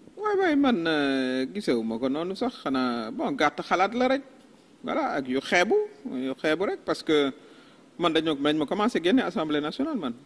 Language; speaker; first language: Wolof; native; Wolof